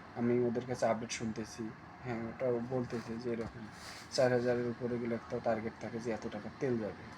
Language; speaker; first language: Bangla; native; Bangla